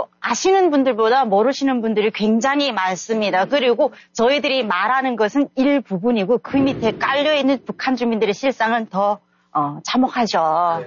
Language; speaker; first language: Korean; native; Korean